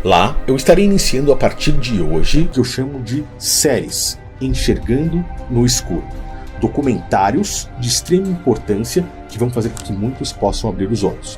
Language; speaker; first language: Portuguese; native; Portuguese